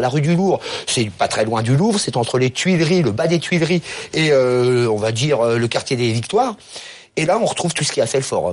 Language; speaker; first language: French; native; French